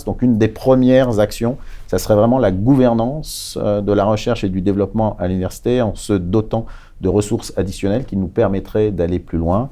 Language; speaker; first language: French; native; French